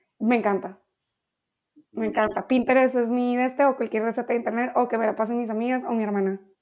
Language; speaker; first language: Spanish; native; Spanish